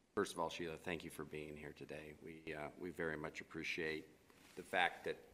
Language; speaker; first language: English; native; English